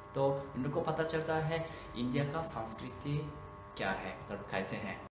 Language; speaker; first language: Hindi; non-native, fluent; Japanese